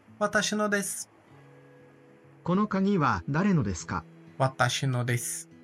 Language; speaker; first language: Japanese; non-native, learner; Portuguese